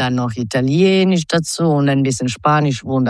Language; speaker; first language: German; non-native, fluent; Croatian